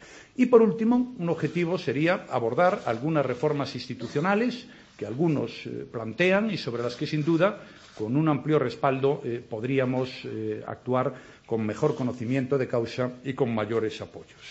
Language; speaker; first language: Spanish; native; Spanish